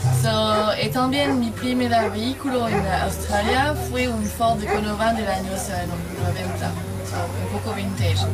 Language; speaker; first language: Spanish; non-native, learner; French